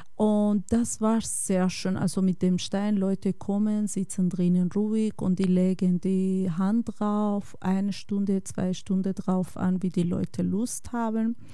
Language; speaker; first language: German; non-native, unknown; Bosnian